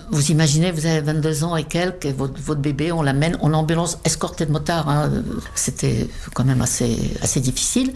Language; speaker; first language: French; non-native, fluent; Czech